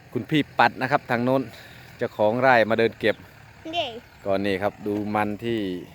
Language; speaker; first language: Thai; native; Thai